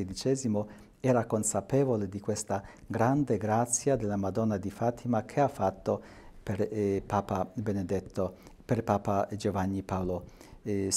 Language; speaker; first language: Italian; non-native, fluent; Polish